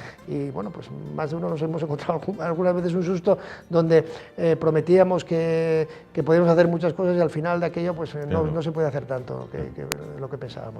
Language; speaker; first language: Spanish; native; Spanish